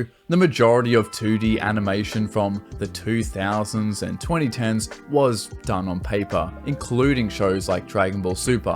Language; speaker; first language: English; native; English